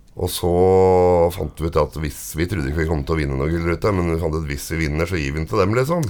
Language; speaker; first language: Norwegian; native; Norwegian